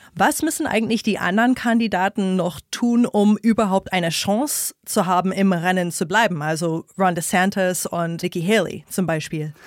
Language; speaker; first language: German; non-native, fluent; English